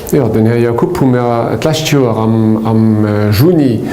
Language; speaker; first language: German; non-native, local second language; Luxembourgish